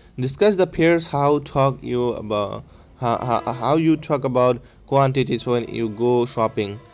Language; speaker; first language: English; non-native, local second language; Bangla